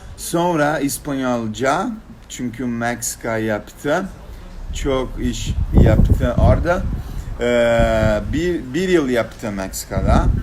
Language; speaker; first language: Turkish; non-native, learner; Portuguese